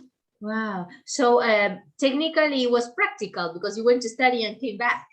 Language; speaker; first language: English; non-native, fluent; Spanish